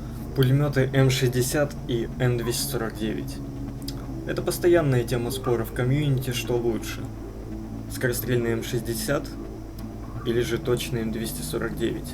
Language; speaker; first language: Russian; native; Russian